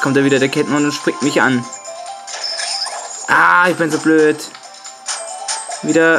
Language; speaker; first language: German; native; German